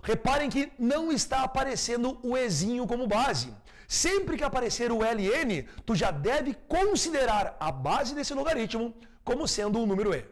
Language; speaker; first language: Portuguese; native; Portuguese